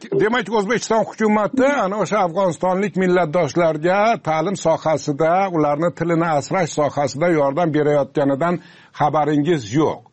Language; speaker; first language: Uzbek; native; Uzbek